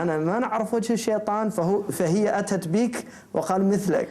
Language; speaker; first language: Arabic; non-native, fluent; English